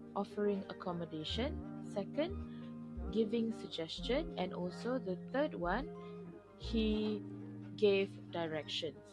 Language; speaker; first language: English; non-native, local second language; Malay